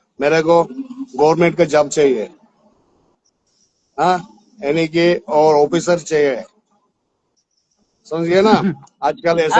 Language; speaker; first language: Hindi; non-native, local second language; Tibetan